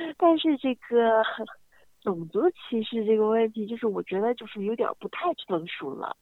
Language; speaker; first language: Chinese; native; Chinese